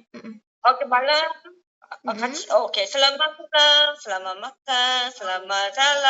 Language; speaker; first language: Indonesian; non-native, learner; Korean